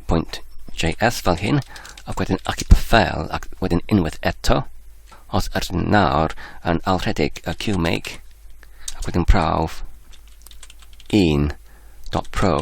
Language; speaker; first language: Welsh; non-native, learner; English